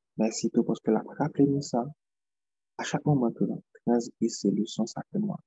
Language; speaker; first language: French; non-native, local second language; Haitian Creole